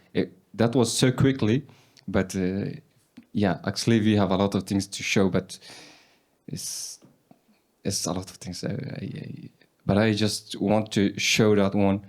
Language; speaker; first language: English; non-native, learner; Persian